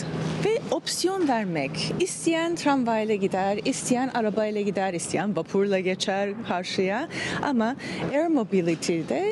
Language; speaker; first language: Turkish; early bilingual, heritage; Turkish